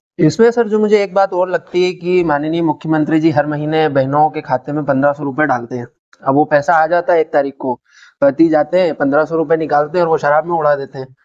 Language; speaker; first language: Hindi; native; Hindi